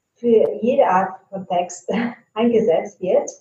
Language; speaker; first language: German; non-native, fluent; Italian